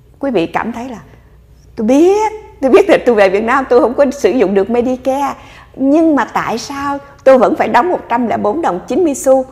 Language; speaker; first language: Vietnamese; native; Vietnamese